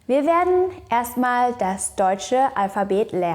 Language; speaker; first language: German; non-native, fluent; Indonesian